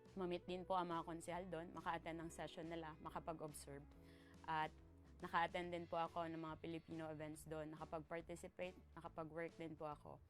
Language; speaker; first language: Filipino; native; Filipino